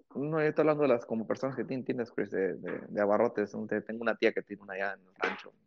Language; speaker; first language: Spanish; early bilingual, heritage; Spanish